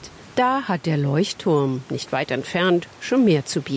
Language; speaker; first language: German; native; German